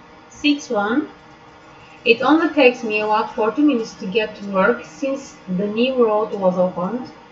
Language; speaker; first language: English; non-native, fluent; Turkish